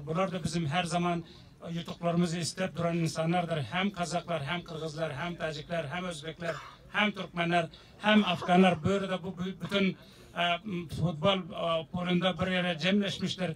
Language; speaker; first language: Turkish; non-native, learner; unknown